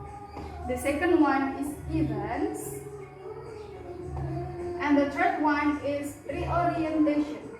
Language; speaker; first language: English; non-native, fluent; Indonesian